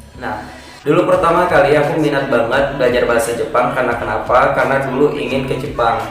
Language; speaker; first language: Indonesian; native; Indonesian